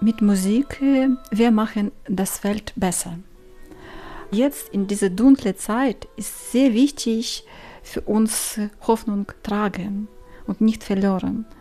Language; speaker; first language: German; non-native, learner; Ukrainian